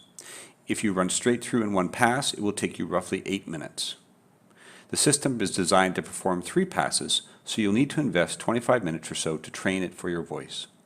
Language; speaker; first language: English; native; English